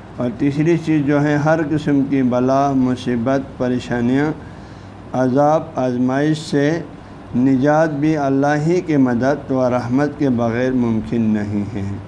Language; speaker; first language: Urdu; non-native, local second language; Balti